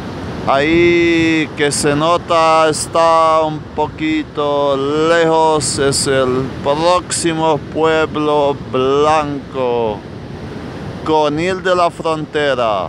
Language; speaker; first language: Spanish; non-native, fluent; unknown